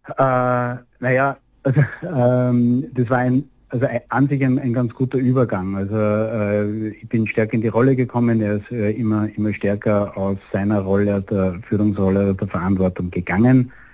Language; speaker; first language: German; native; German